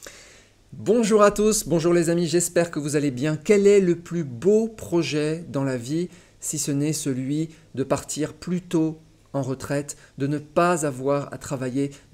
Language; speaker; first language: French; native; French